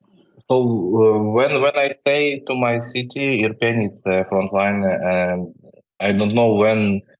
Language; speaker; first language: English; non-native, learner; Ukrainian